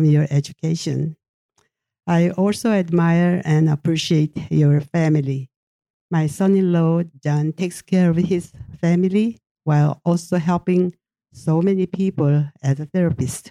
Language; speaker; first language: English; non-native, fluent; Japanese